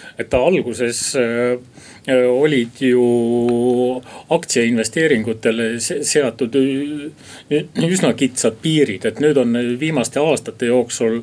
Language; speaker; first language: Estonian; native; Estonian